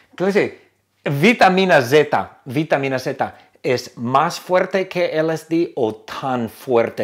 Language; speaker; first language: Spanish; non-native, fluent; English